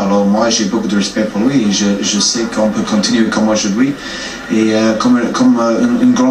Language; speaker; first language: French; non-native, fluent; English